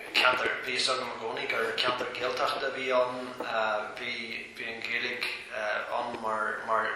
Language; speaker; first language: Irish; non-native, local second language; English